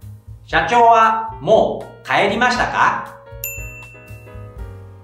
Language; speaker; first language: Japanese; non-native, fluent; Indonesian